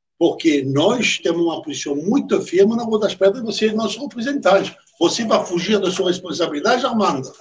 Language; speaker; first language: Portuguese; non-native, fluent; French